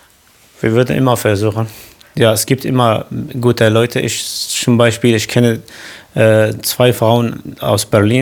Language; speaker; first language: German; non-native, learner; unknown